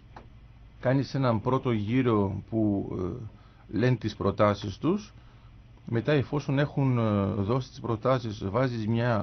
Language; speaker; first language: Greek; native; Greek